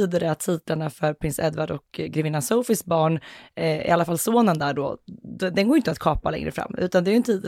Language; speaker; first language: Swedish; native; Swedish